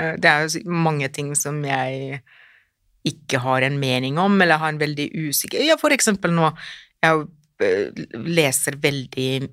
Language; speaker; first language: Norwegian; non-native, fluent; Finnish